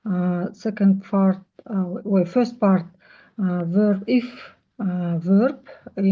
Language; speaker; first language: English; non-native, learner; Russian